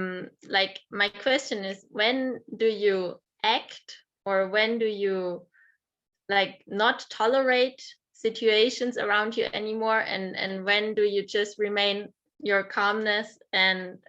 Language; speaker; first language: English; non-native, fluent; German